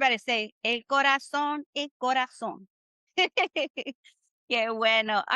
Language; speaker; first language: Spanish; non-native, learner; English